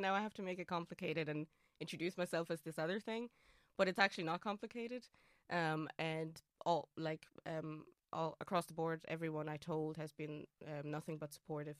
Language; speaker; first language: English; non-native, fluent; German